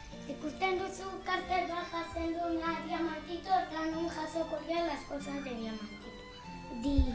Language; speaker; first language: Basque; non-native, local second language; Spanish